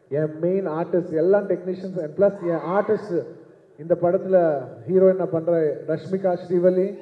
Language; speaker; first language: Tamil; non-native, local second language; Telugu